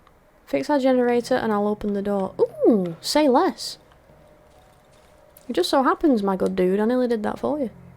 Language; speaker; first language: English; native; English